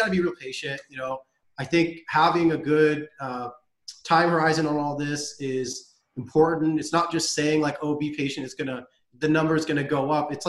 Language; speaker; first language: English; native; English